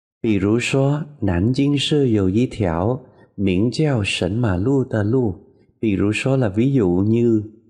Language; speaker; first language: Chinese; non-native, fluent; Vietnamese